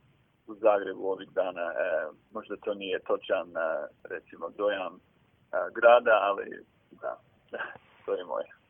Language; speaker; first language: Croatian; early bilingual, heritage; English